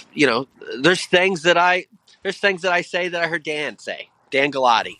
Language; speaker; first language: English; native; English